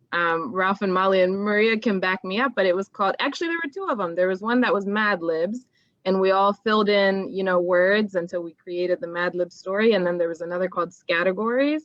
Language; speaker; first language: English; native; English